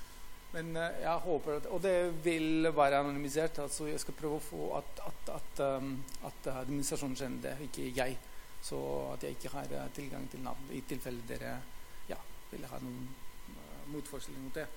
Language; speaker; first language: Norwegian; non-native, fluent; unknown